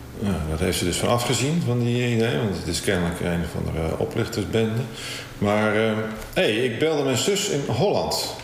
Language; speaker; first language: Dutch; native; Dutch